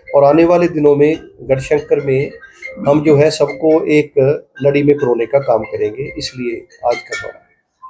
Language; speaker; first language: Hindi; non-native, local second language; Punjabi